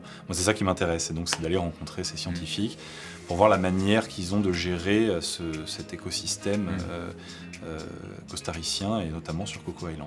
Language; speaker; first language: French; native; French